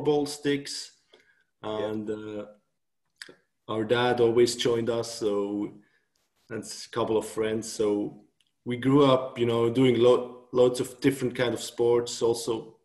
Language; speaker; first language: English; non-native, fluent; Swiss German